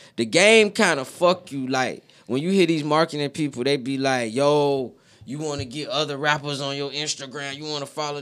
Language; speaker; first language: English; native; English